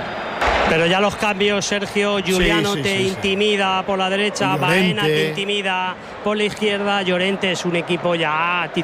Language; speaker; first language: Spanish; native; Spanish